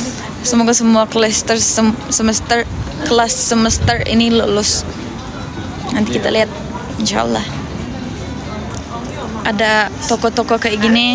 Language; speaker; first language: Indonesian; non-native, learner; Turkish